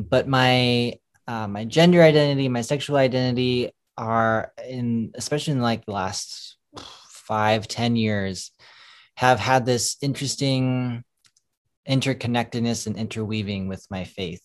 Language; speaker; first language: English; native; English